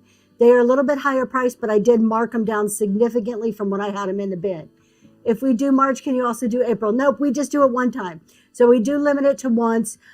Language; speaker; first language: English; native; English